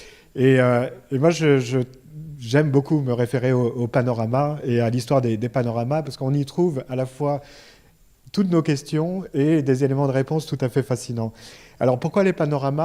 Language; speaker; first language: French; native; French